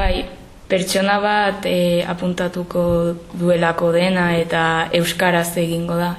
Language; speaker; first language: Basque; non-native, local second language; Spanish